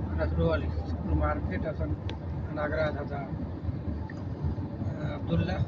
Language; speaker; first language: Arabic; non-native, learner; Hindi